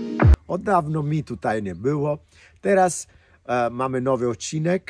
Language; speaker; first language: Polish; non-native, fluent; Italian